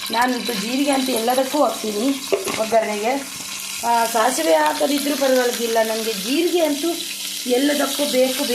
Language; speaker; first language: Kannada; non-native, local second language; Tulu